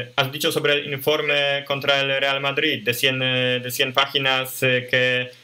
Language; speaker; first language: Spanish; non-native, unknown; Polish